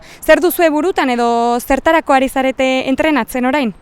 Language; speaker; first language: Basque; native; Basque